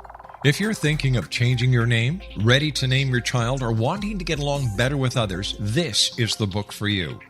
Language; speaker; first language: English; native; English